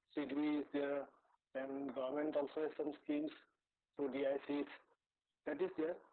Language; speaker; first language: English; non-native, local second language; Assamese